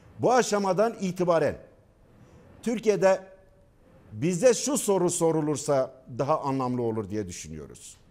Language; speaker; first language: Turkish; non-native, local second language; Kurdish